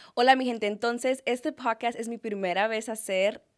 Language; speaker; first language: Spanish; early bilingual, heritage; Spanish